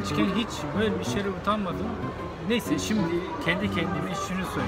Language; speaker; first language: Turkish; non-native, learner; Japanese